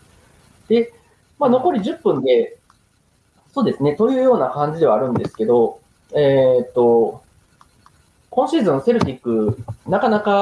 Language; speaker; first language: Japanese; native; Japanese